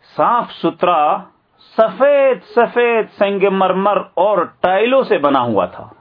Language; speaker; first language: Urdu; native; Urdu